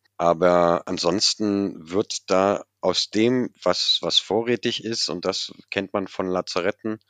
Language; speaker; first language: German; native; German